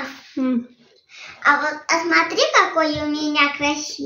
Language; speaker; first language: Russian; early bilingual, other home language; Tajik